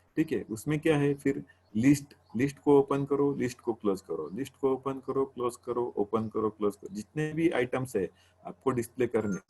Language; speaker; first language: Hindi; non-native, local second language; Marathi